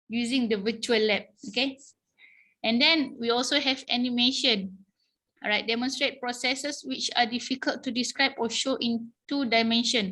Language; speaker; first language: English; non-native, local second language; Malay